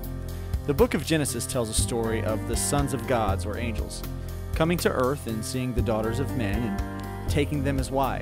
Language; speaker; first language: English; native; English